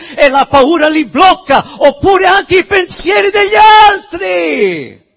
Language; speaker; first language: Italian; early bilingual, heritage; Italian